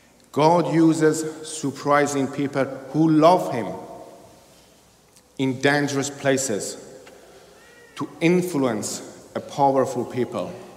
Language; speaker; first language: English; non-native, fluent; Persian